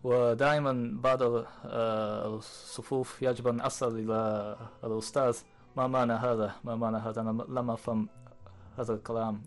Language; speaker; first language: Arabic; non-native, learner; Japanese